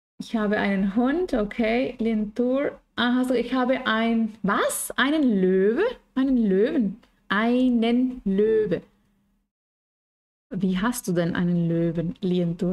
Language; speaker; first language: German; non-native, fluent; Spanish